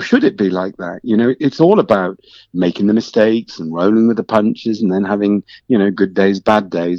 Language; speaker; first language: English; native; English